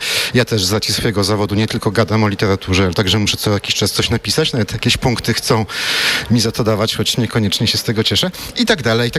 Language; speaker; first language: Polish; native; Polish